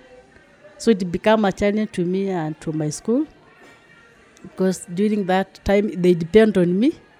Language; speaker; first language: English; non-native, local second language; Masai